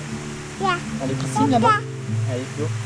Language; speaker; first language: French; native; French